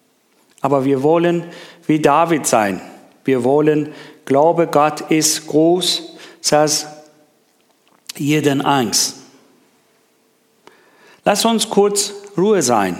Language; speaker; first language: German; non-native, learner; Persian